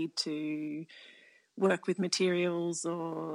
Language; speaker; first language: English; native; English